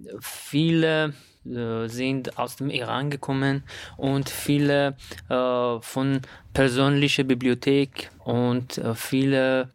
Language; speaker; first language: German; non-native, learner; Persian